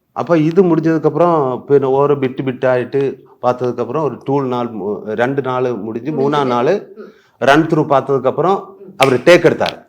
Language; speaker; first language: Tamil; non-native, learner; Malayalam